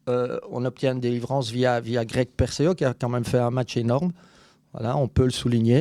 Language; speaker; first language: French; native; French